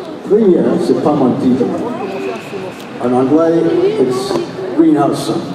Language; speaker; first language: French; non-native, learner; English